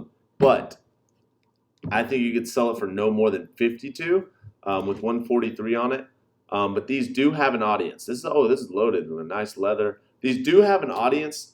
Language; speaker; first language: English; native; English